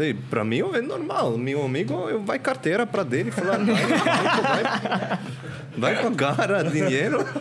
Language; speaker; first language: Portuguese; non-native, learner; Swiss German